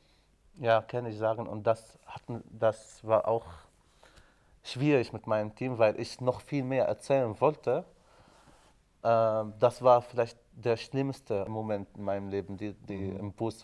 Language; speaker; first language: German; non-native, fluent; Arabic